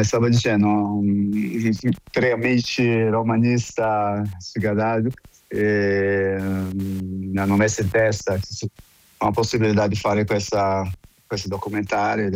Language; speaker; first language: Italian; non-native, fluent; Portuguese